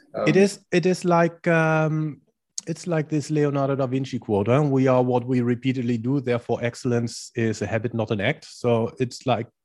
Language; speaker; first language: English; non-native, fluent; German